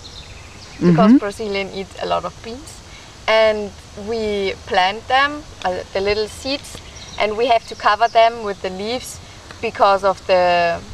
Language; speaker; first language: English; non-native, fluent; German